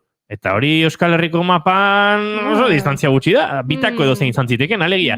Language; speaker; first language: Basque; native; Basque